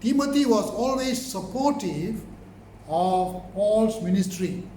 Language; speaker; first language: English; non-native, local second language; Tamil